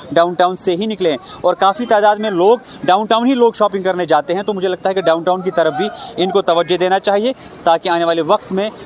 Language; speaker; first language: Urdu; non-native, local second language; Kashmiri